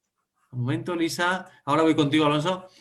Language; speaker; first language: Spanish; native; Spanish